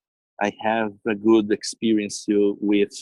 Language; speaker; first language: English; non-native, learner; Portuguese